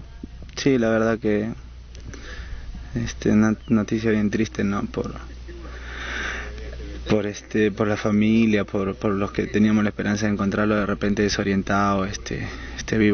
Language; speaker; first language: Spanish; native; Spanish